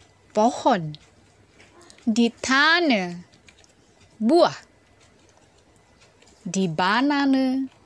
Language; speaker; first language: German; non-native, fluent; Indonesian